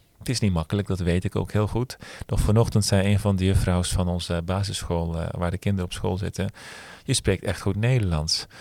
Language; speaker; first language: Dutch; early bilingual, other home language; Turkish